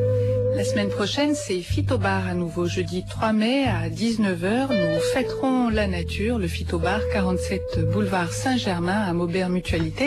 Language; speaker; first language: French; native; French